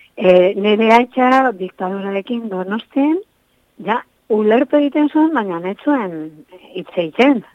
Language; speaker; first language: Basque; non-native, local second language; Spanish